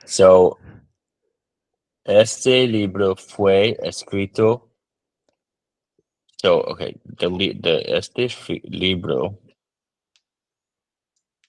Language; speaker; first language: Spanish; non-native, learner; English